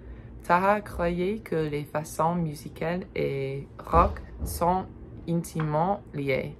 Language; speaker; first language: French; non-native, learner; English